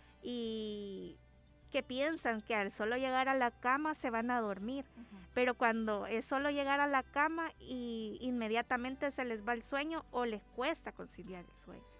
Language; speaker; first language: Spanish; native; Spanish